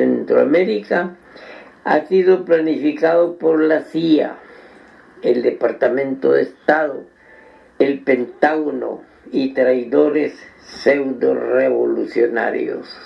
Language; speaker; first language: Spanish; native; Spanish